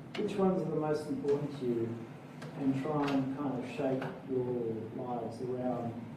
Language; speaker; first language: English; native; English